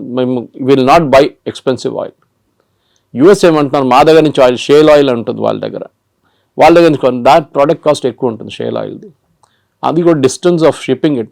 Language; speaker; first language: Telugu; non-native, local second language; Malayalam